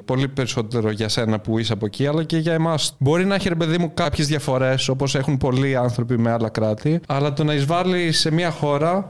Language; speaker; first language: Greek; native; Greek